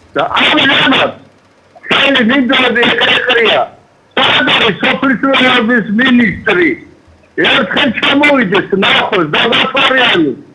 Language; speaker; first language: Georgian; native; Georgian